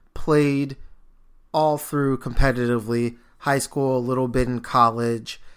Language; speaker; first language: English; early bilingual, other home language; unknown